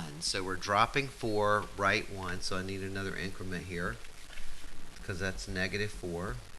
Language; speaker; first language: English; native; English